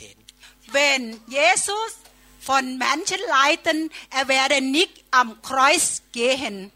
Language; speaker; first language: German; non-native, learner; Thai